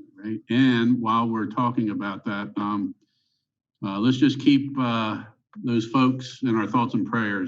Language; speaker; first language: English; native; English